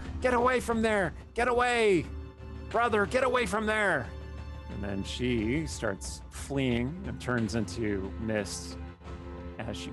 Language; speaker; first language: English; native; English